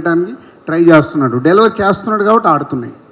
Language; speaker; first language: Telugu; native; Telugu